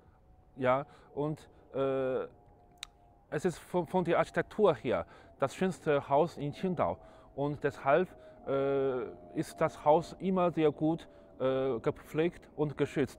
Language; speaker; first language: German; non-native, fluent; Chinese